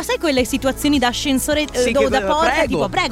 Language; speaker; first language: Italian; native; Italian